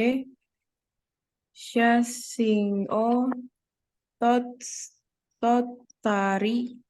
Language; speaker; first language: Japanese; non-native, learner; Indonesian